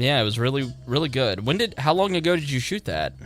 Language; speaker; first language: English; native; English